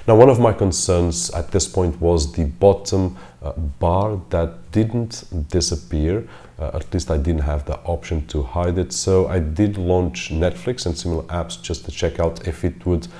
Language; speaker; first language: English; non-native, fluent; Portuguese